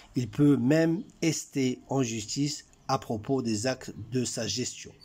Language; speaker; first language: French; non-native, local second language; Arabic